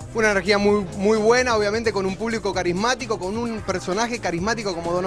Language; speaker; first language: Portuguese; non-native, learner; Spanish